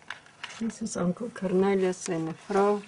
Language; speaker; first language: German; early bilingual, heritage; German